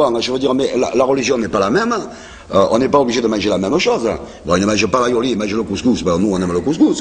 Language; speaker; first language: French; native; French